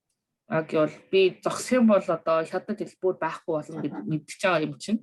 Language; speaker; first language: Mongolian; early bilingual, other home language; Korean